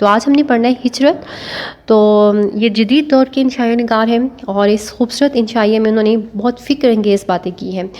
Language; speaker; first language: Urdu; non-native, local second language; Punjabi